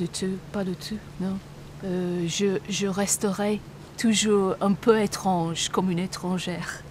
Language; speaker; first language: French; non-native, fluent; English